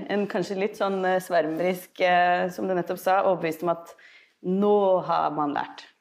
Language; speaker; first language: Norwegian; native; Norwegian